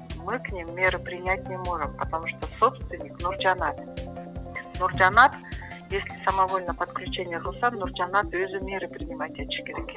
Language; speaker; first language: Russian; non-native, local second language; Kyrgyz